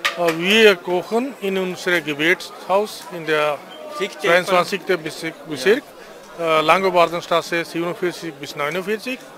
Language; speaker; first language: German; non-native, fluent; Punjabi